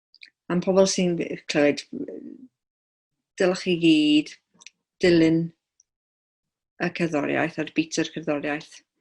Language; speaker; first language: Welsh; non-native, local second language; English